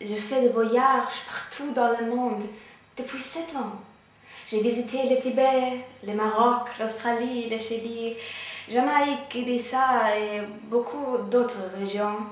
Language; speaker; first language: French; non-native, learner; German